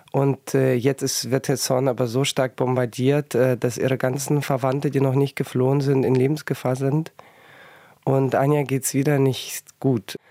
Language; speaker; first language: German; early bilingual, other home language; Russian